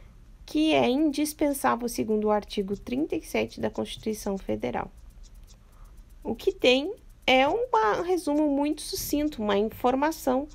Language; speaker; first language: Portuguese; native; Portuguese